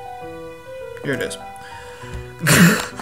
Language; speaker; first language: English; native; English